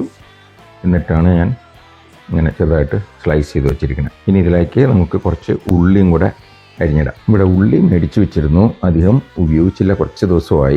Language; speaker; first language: Malayalam; native; Malayalam